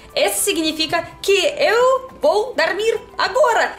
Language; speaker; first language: Portuguese; non-native, learner; Russian